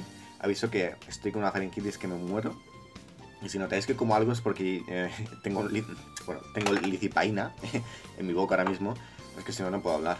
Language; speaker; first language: Spanish; native; Spanish